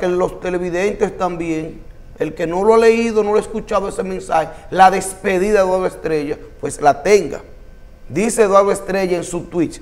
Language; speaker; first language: Spanish; native; Spanish